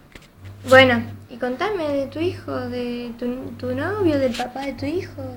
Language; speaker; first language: Spanish; native; Spanish